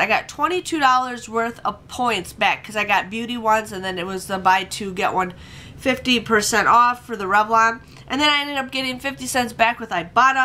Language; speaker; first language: English; native; English